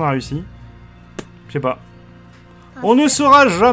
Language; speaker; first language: French; native; French